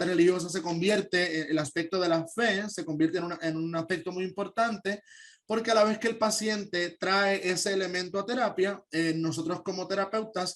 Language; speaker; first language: Spanish; native; Spanish